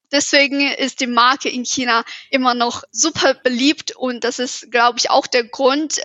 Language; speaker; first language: German; non-native, fluent; Chinese